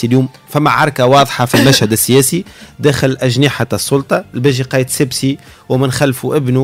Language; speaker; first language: Arabic; native; Arabic